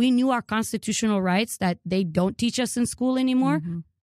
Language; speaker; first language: English; early bilingual, other home language; Ukrainian